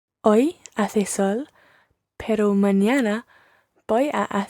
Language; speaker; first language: Spanish; non-native, learner; English